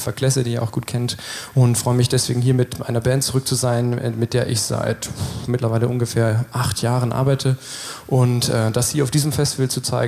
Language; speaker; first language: German; native; German